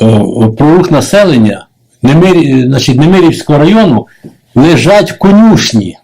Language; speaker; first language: Ukrainian; native; Ukrainian